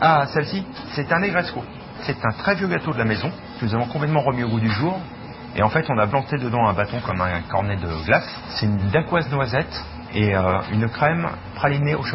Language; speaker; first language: French; native; French